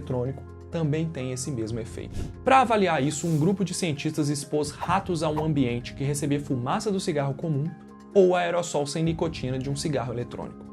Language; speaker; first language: Portuguese; native; Portuguese